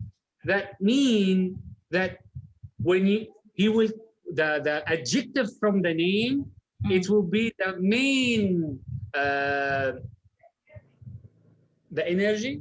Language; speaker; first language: English; non-native, learner; Arabic